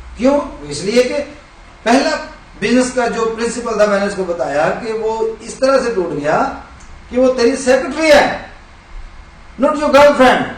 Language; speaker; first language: Urdu; non-native, local second language; Punjabi